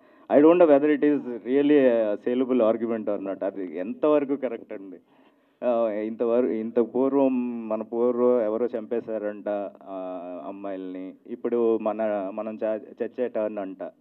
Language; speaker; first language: Telugu; native; Telugu